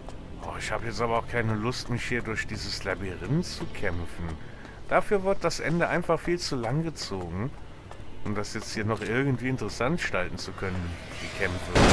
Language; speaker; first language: German; native; German